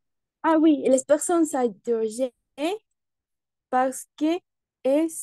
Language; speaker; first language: French; non-native, learner; Spanish